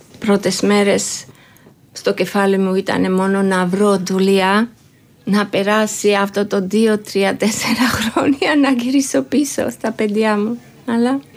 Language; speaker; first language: Greek; non-native, learner; Georgian